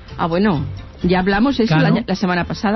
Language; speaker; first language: Spanish; native; Spanish